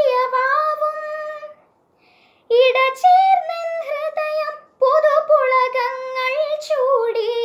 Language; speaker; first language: Malayalam; native; Malayalam